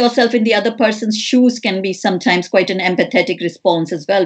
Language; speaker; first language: English; non-native, local second language; Hindi